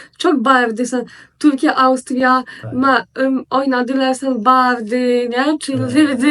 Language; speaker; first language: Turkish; non-native, learner; Polish